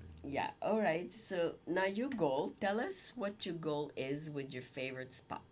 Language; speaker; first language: English; non-native, fluent; French